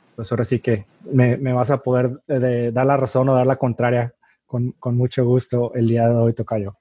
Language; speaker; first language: Spanish; native; Spanish